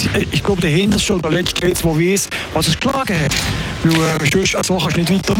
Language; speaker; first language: German; native; German